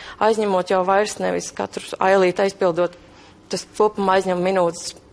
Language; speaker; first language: Latvian; native; Latvian